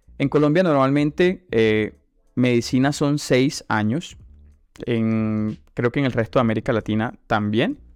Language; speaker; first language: Spanish; native; Spanish